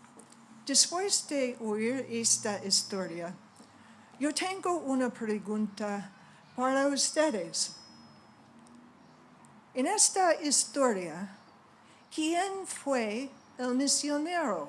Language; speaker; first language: Spanish; non-native, fluent; English